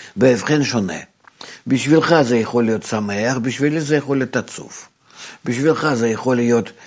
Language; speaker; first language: Hebrew; non-native, fluent; Russian